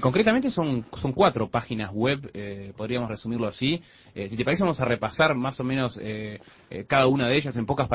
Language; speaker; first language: Spanish; native; Spanish